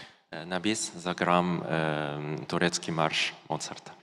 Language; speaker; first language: Polish; non-native, fluent; Korean